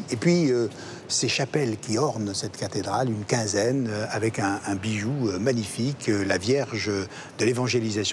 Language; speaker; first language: French; native; French